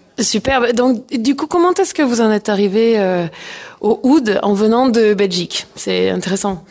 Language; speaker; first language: French; native; French